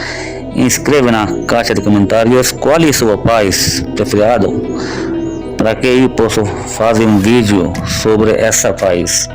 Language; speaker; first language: Portuguese; non-native, learner; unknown